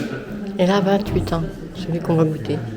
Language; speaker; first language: French; native; French